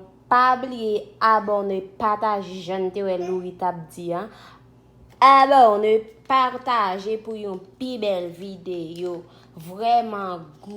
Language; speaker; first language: French; non-native, learner; Haitian Creole